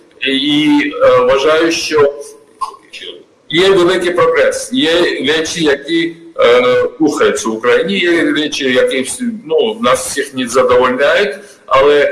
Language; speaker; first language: Ukrainian; non-native, fluent; Georgian